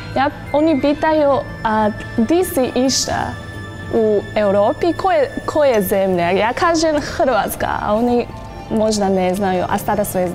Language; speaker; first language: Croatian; non-native, learner; Chinese